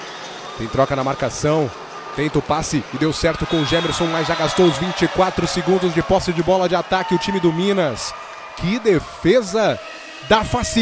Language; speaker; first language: Portuguese; native; Portuguese